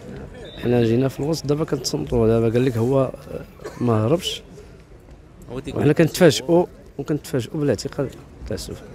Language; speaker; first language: Arabic; native; Arabic